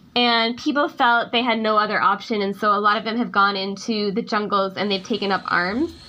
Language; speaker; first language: English; native; English